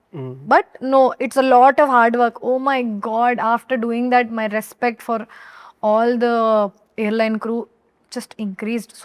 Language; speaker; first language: Telugu; non-native, learner; Hindi